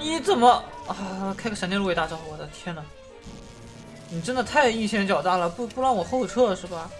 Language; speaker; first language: Chinese; native; Chinese